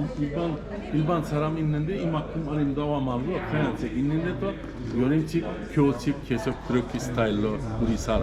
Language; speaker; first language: Korean; non-native, learner; Uzbek